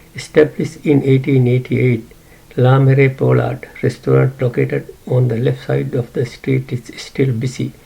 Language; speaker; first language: English; non-native, local second language; Sinhala